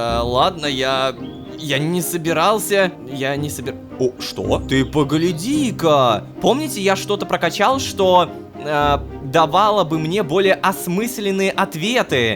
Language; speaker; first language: Russian; native; Russian